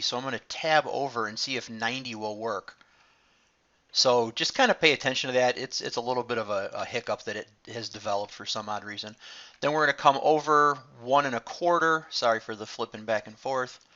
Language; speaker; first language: English; native; English